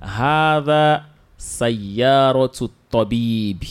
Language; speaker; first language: Arabic; non-native, fluent; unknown